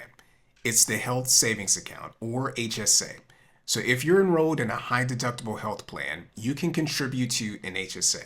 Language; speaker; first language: English; native; English